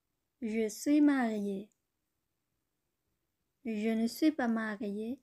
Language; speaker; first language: French; non-native, learner; Bangla